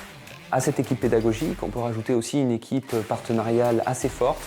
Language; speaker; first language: French; native; French